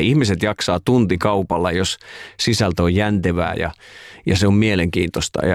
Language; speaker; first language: Finnish; native; Finnish